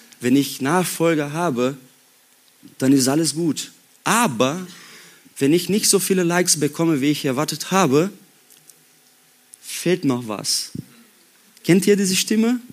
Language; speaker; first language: German; non-native, learner; Portuguese